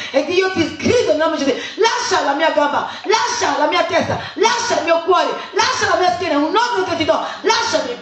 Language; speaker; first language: Italian; non-native, fluent; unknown